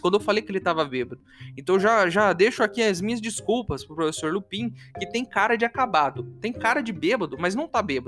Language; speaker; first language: Portuguese; native; Portuguese